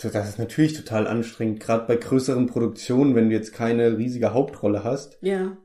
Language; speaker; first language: German; native; German